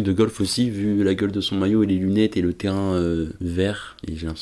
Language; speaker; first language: French; native; French